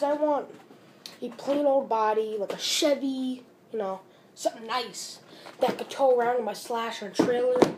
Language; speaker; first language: English; native; English